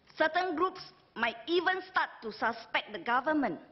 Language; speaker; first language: English; non-native, local second language; Chinese